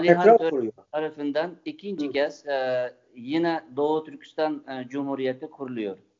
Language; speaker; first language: Turkish; non-native, fluent; Uyghur